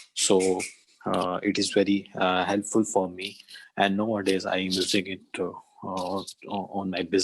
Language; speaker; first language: English; non-native, learner; Urdu